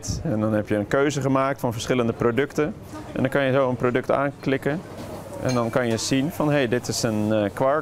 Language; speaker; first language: Dutch; native; Dutch